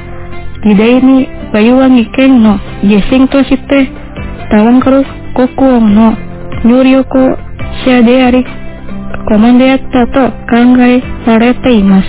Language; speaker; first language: Japanese; non-native, fluent; Indonesian